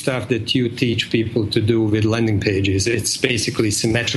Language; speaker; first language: English; non-native, fluent; Bosnian